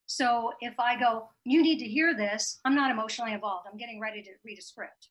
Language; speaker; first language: English; native; English